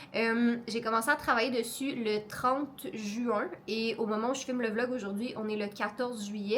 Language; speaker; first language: French; native; French